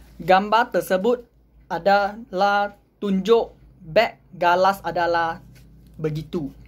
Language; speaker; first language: Malay; non-native, local second language; Chinese